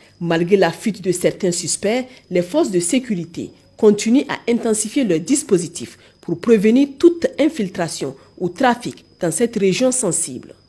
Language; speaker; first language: French; non-native, local second language; Hausa